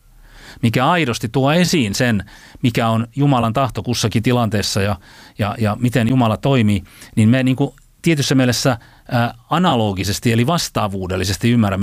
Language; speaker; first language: Finnish; native; Finnish